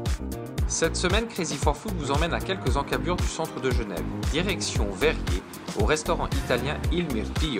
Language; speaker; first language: French; native; French